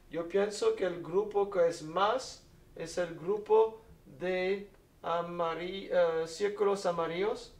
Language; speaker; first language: Spanish; non-native, fluent; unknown